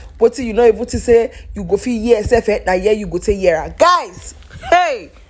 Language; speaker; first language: Nigerian Pidgin; non-native, local second language; Yoruba